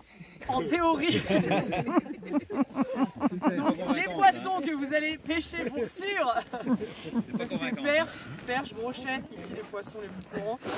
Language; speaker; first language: French; native; French